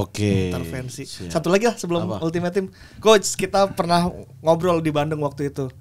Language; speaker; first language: Indonesian; native; Indonesian